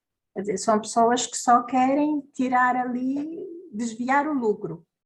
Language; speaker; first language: Portuguese; non-native, local second language; Kabuverdianu